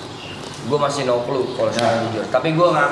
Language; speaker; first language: Indonesian; native; Indonesian